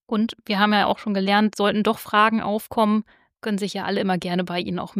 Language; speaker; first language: German; native; German